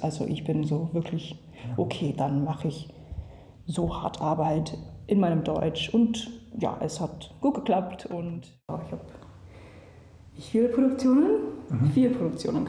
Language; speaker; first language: German; non-native, learner; English